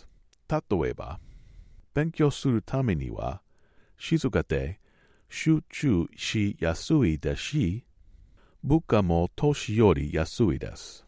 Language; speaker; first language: Japanese; non-native, learner; English